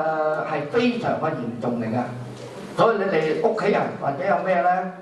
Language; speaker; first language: Cantonese; native; Cantonese